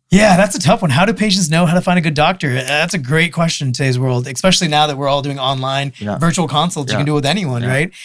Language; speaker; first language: English; native; English